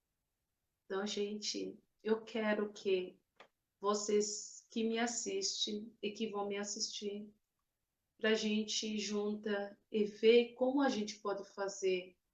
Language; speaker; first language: Portuguese; non-native, fluent; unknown